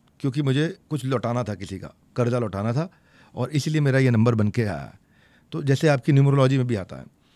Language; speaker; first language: Hindi; native; Hindi